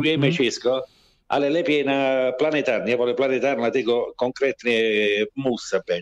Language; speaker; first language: Polish; non-native, learner; Italian